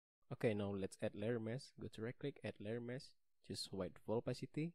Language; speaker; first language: English; non-native, learner; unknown